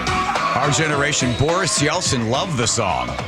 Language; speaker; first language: English; native; English